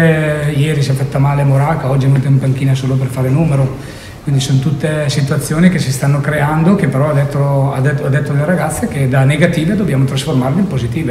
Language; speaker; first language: Italian; native; Italian